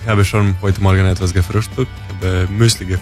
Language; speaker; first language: German; non-native, learner; Croatian